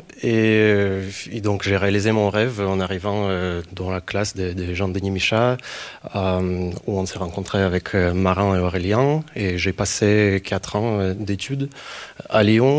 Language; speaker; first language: French; non-native, fluent; Ukrainian